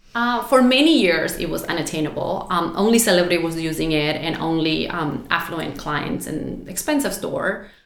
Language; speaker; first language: English; non-native, fluent; Spanish